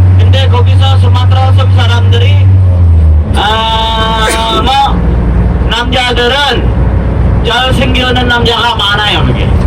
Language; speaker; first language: Korean; non-native, learner; Indonesian